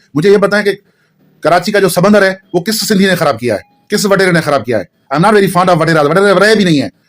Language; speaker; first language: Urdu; non-native, local second language; Sindhi